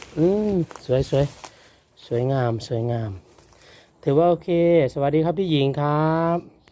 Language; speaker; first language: Thai; non-native, local second language; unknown